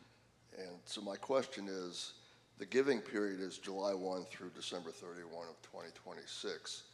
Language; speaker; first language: English; native; English